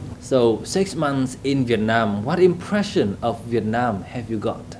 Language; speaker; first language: English; non-native, fluent; Vietnamese